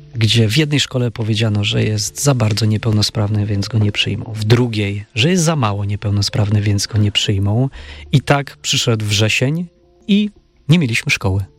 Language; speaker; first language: Polish; native; Polish